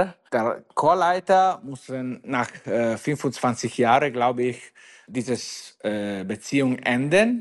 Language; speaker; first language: German; non-native, learner; Italian